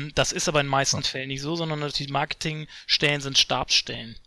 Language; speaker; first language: German; native; German